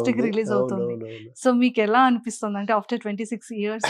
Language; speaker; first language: Telugu; native; Telugu